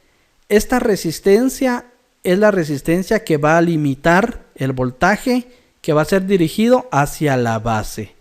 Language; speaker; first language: Spanish; native; Spanish